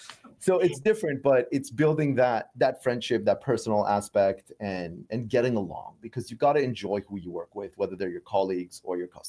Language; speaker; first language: English; native; English